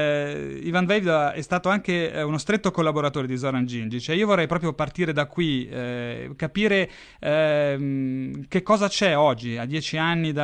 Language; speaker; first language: Italian; native; Italian